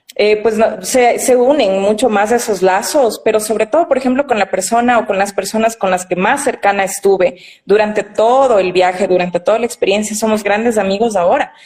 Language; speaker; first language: Spanish; native; Spanish